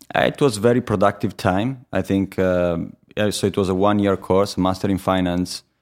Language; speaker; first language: English; non-native, fluent; Italian